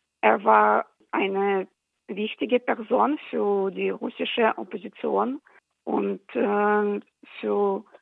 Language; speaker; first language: German; non-native, fluent; Russian